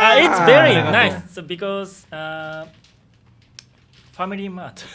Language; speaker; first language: English; non-native, learner; Japanese